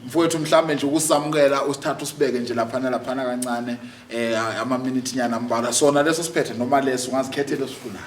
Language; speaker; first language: Zulu; native; Zulu